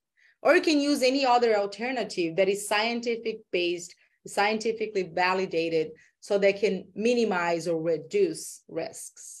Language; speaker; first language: English; non-native, fluent; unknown